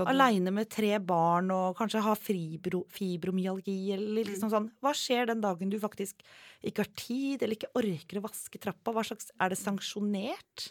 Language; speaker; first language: Norwegian; native; Norwegian